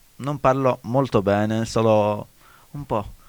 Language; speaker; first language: Italian; non-native, learner; Arabic